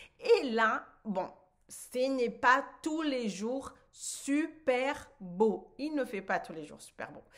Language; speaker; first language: French; non-native, fluent; Portuguese